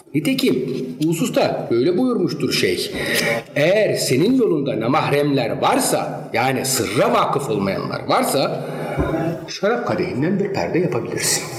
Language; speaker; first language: Turkish; early bilingual, heritage; Turkish